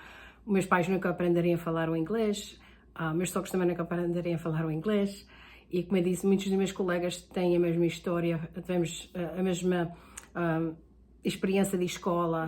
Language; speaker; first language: Portuguese; early bilingual, heritage; Portuguese